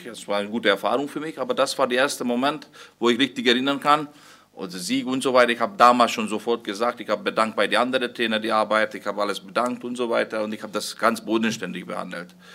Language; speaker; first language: German; non-native, fluent; Hungarian